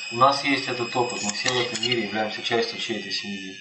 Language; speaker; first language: Russian; native; Russian